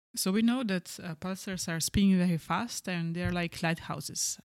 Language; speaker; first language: English; non-native, fluent; Slovenian